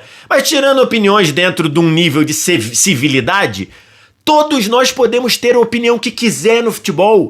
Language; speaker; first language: Portuguese; native; Portuguese